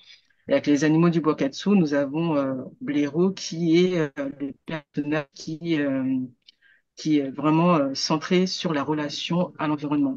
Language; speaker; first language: French; native; French